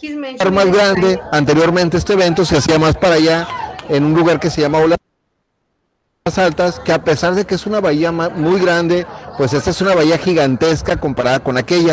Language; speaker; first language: Spanish; native; Spanish